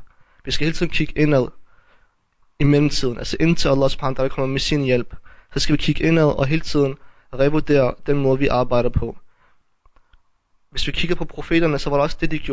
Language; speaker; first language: Danish; early bilingual, other home language; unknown